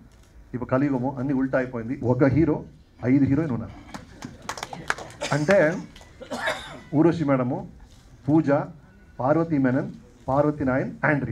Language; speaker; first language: Telugu; non-native, local second language; Kannada